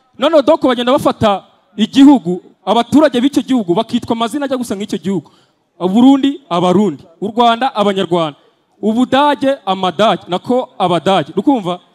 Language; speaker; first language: Kinyarwanda; native; Kinyarwanda